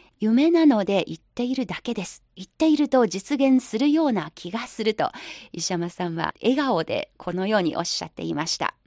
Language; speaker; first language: Japanese; non-native, fluent; Chinese